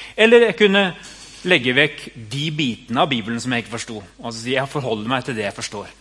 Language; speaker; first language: Norwegian; native; Norwegian